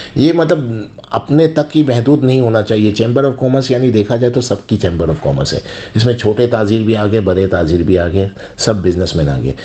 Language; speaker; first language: Urdu; non-native, local second language; Sindhi